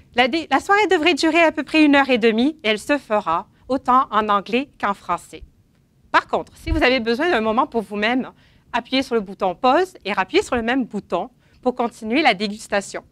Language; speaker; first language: French; native; French